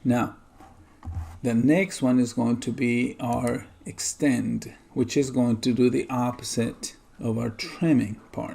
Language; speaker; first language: English; native; English